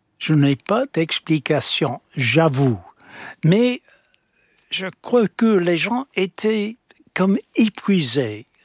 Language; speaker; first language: French; non-native, fluent; English